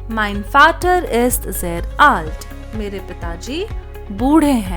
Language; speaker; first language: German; non-native, fluent; Hindi